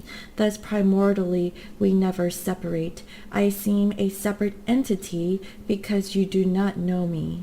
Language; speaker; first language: English; native; English